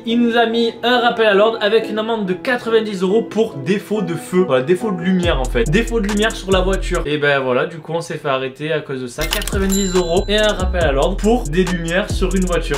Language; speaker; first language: French; native; French